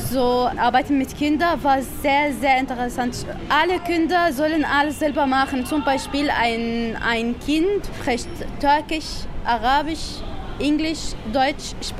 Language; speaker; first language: German; non-native, learner; Arabic